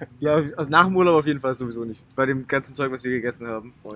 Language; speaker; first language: German; native; German